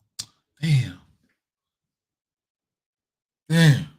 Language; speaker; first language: English; native; English